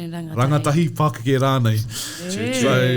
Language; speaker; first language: Māori; non-native, learner; English